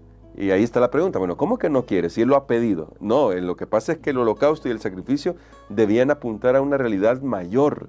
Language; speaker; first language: Spanish; native; Spanish